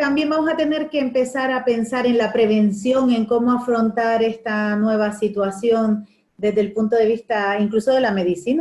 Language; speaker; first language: Spanish; native; Spanish